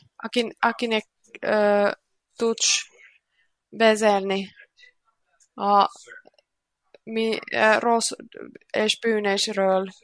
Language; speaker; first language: Hungarian; non-native, learner; Finnish